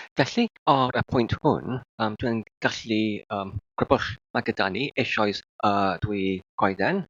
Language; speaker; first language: Welsh; non-native, learner; English